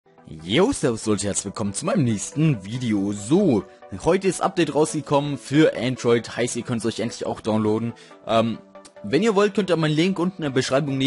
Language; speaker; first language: German; native; German